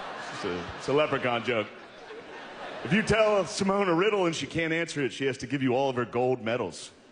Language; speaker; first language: English; native; English